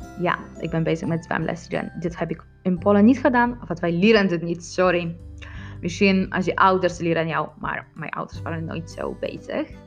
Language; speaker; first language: Dutch; non-native, learner; Polish